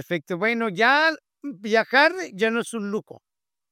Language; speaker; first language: Spanish; native; Spanish